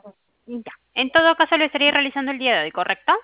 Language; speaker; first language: Spanish; native; Spanish